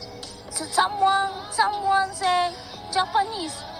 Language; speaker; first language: English; non-native, learner; Filipino